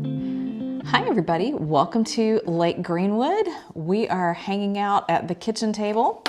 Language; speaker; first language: English; native; English